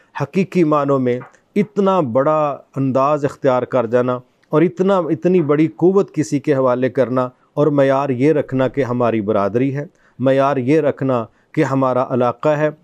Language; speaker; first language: Urdu; non-native, local second language; Punjabi